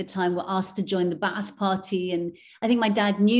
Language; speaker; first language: English; native; English